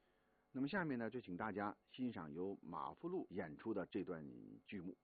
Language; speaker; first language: Chinese; native; Chinese